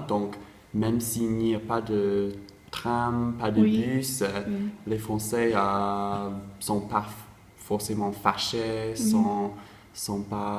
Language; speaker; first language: French; non-native, fluent; English